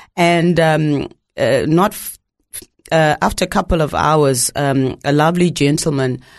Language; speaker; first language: English; non-native, local second language; Shona